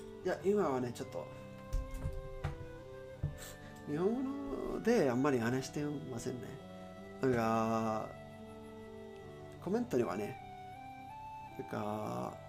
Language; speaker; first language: Japanese; non-native, learner; Spanish